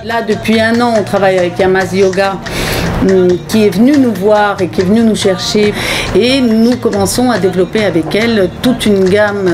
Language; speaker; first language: French; native; French